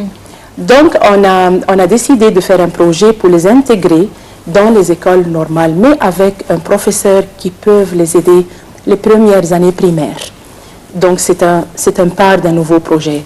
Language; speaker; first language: French; non-native, fluent; Arabic